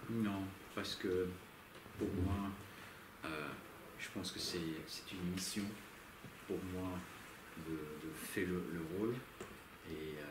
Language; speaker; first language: French; non-native, learner; English